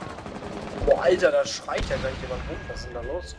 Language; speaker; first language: German; native; German